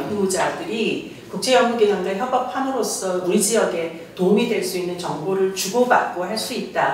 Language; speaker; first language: Korean; native; Korean